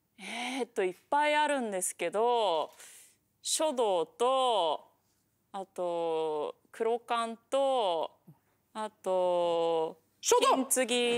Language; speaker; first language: Japanese; non-native, learner; Norwegian